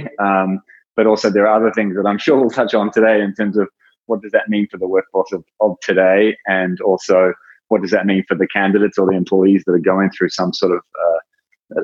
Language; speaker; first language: English; native; English